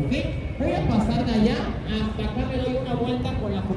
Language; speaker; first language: Spanish; native; Spanish